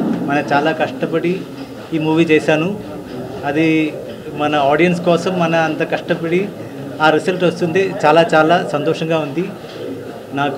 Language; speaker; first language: Telugu; non-native, learner; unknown